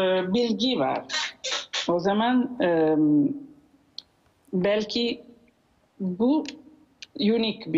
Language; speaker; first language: Turkish; non-native, learner; Italian